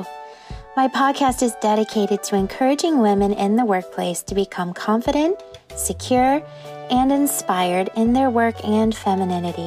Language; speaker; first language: English; native; English